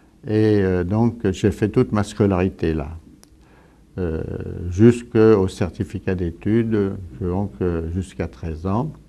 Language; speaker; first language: French; early bilingual, other home language; Italian